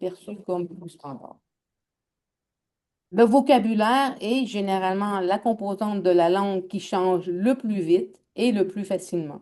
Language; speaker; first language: French; native; French